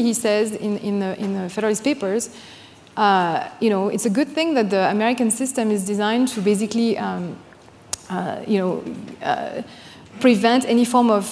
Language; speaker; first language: English; non-native, fluent; French